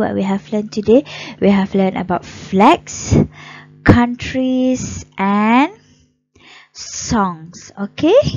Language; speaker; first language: English; non-native, local second language; Malay